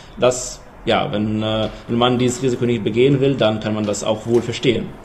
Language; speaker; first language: German; non-native, fluent; Ukrainian